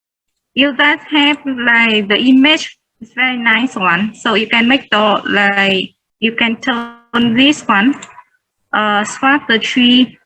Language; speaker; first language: English; non-native, learner; Vietnamese